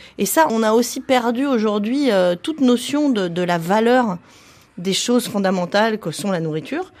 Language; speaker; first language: French; native; French